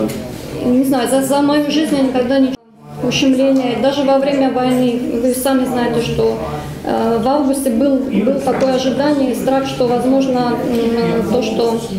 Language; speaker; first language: Russian; native; Russian